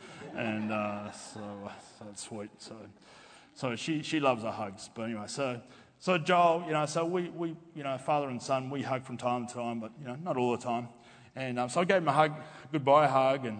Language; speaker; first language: English; native; English